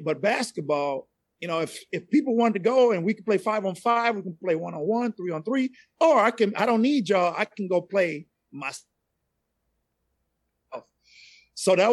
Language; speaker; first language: English; non-native, fluent; Spanish